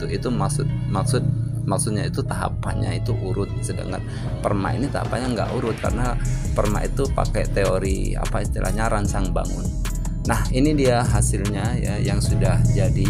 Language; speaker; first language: Indonesian; native; Indonesian